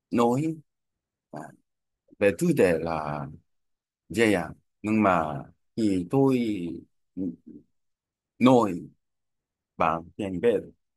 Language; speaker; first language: Vietnamese; non-native, learner; Korean